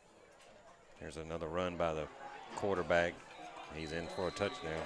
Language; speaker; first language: English; native; English